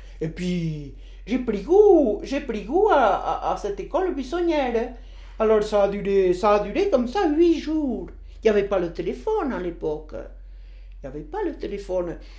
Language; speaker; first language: French; non-native, local second language; Occitan